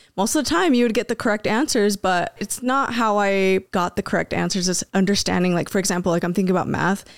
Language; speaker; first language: English; early bilingual, other home language; Spanish